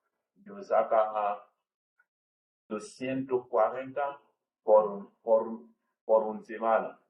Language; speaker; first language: Spanish; non-native, learner; French